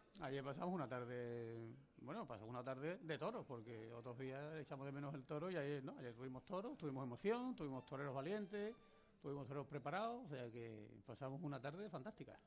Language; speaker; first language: Spanish; native; Spanish